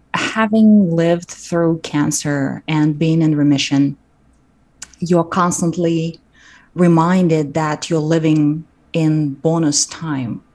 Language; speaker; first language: English; non-native, fluent; Russian